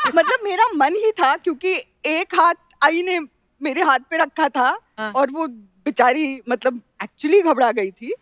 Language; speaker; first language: Hindi; non-native, local second language; Marathi